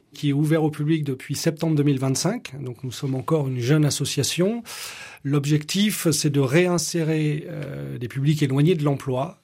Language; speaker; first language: French; native; French